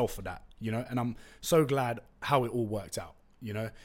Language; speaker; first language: English; non-native, local second language; Turkish